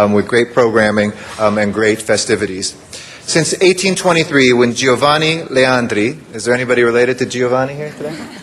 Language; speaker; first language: English; early bilingual, other home language; Italian